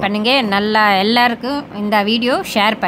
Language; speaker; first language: Tamil; non-native, learner; Kannada